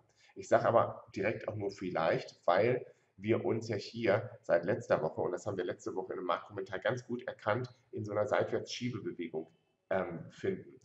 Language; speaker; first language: German; native; German